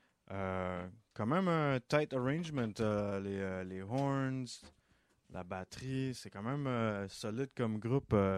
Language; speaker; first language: French; native; French